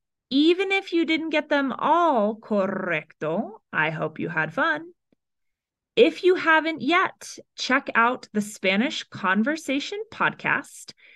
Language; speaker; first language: English; native; English